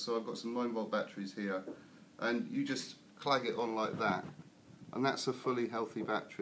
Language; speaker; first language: English; native; English